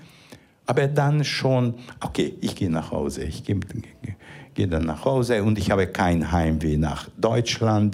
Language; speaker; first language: German; non-native, fluent; Hungarian